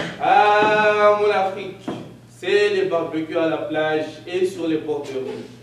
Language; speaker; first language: French; non-native, local second language; Comorian